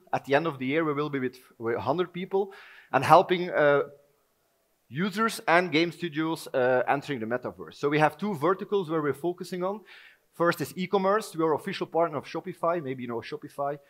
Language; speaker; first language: English; non-native, fluent; Dutch